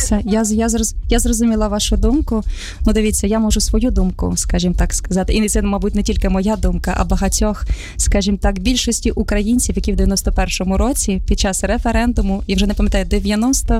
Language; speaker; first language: Ukrainian; native; Ukrainian